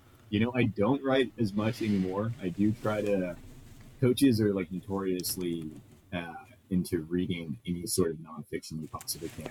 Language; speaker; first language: English; native; English